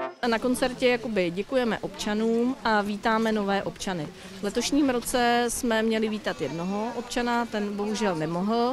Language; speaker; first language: Czech; native; Czech